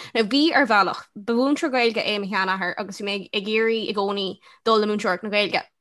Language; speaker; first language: Irish; non-native, local second language; English